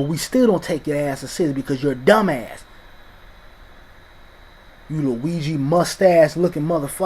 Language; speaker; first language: English; native; English